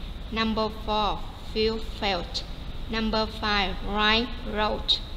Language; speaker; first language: English; non-native, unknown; Vietnamese